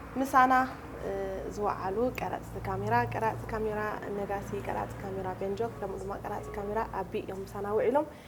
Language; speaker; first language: Tigrinya; native; Tigrinya